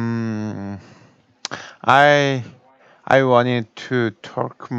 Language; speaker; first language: English; non-native, learner; Korean